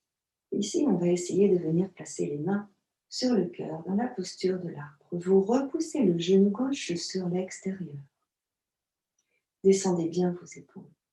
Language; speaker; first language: French; native; French